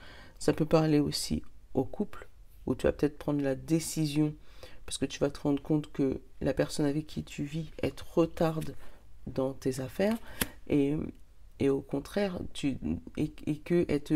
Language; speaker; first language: French; native; French